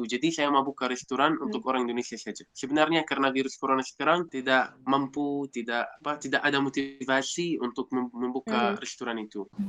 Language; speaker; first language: Indonesian; non-native, fluent; Arabic